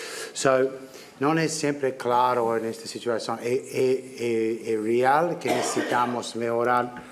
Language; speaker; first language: Spanish; non-native, learner; English